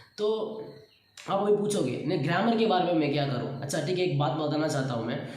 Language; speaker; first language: Hindi; non-native, local second language; Tamil